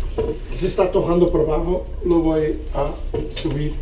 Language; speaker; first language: Spanish; non-native, learner; English